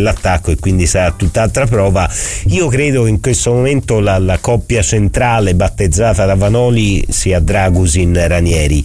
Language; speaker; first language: Italian; native; Italian